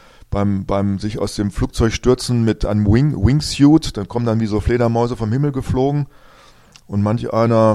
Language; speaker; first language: German; native; German